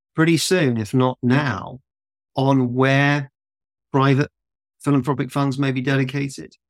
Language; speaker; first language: English; native; English